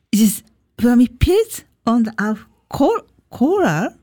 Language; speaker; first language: German; non-native, learner; Japanese